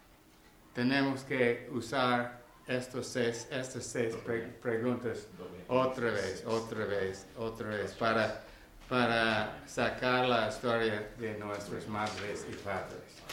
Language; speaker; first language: Spanish; non-native, learner; English